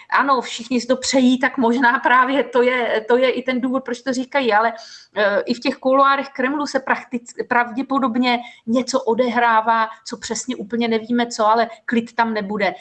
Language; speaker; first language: Czech; native; Czech